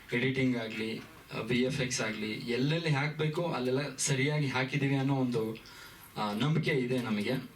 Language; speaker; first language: Kannada; native; Kannada